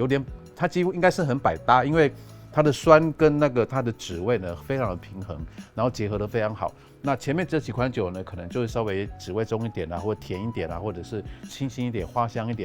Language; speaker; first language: Chinese; native; Chinese